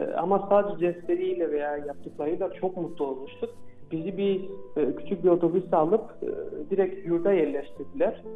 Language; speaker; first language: Turkish; non-native, fluent; Albanian